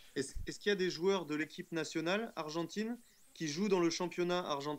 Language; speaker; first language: French; native; French